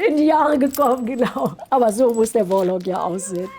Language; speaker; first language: German; native; German